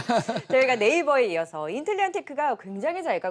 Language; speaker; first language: Korean; native; Korean